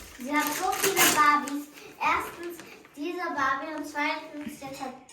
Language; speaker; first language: German; early bilingual, other home language; Marathi